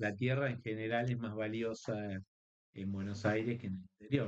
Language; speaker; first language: Spanish; native; Spanish